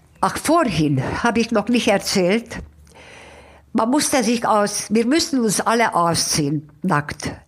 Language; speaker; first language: German; non-native, fluent; Hungarian